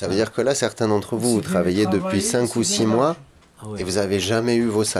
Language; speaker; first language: French; native; French